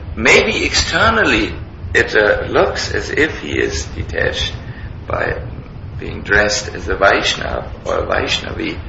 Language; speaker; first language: English; non-native, fluent; German